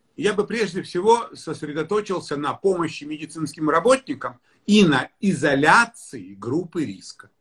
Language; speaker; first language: Russian; native; Russian